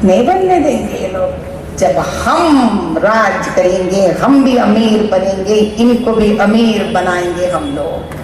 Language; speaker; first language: Hindi; non-native, local second language; Telugu